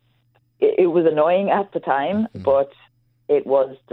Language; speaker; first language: English; native; English